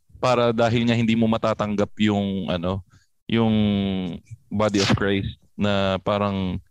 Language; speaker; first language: Filipino; native; Filipino